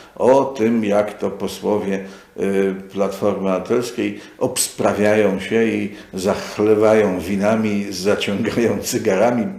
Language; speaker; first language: Polish; native; Polish